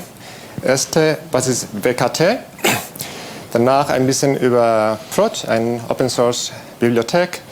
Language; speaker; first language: German; non-native, fluent; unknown